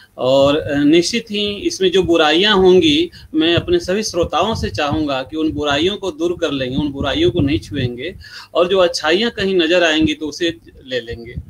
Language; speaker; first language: Hindi; non-native, local second language; Bhojpuri